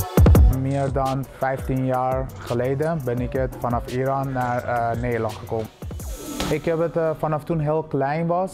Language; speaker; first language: Dutch; early bilingual, other home language; Persian